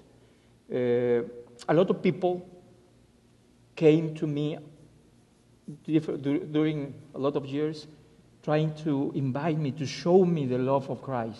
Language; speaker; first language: English; non-native, fluent; Spanish